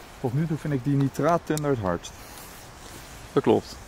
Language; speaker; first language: Dutch; native; Dutch